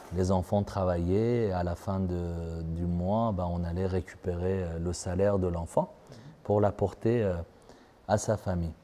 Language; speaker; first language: French; non-native, fluent; Persian